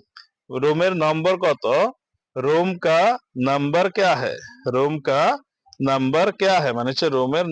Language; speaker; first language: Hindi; non-native, learner; Bangla